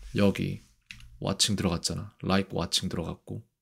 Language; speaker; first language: Korean; native; Korean